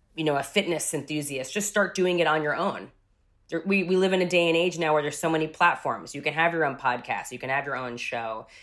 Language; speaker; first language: English; native; English